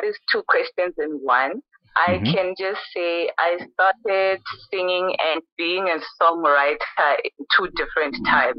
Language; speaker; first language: English; non-native, local second language; Venda